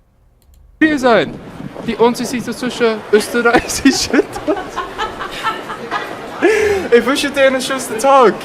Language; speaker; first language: German; non-native, learner; English